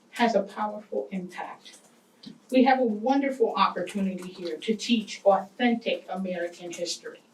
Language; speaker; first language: English; native; English